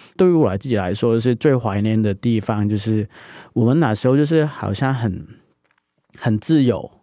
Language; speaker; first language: Chinese; non-native, local second language; Cantonese